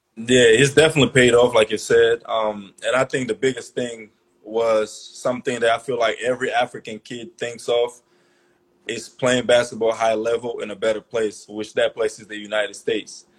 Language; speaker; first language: English; early bilingual, other home language; Portuguese